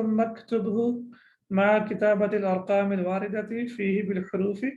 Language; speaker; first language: Arabic; non-native, fluent; English